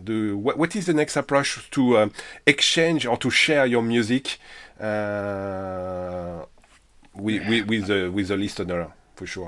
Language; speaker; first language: English; non-native, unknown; French